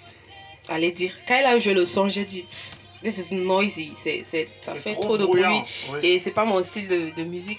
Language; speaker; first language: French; non-native, local second language; English